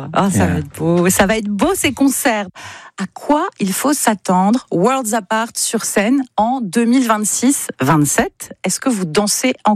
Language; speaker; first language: French; native; French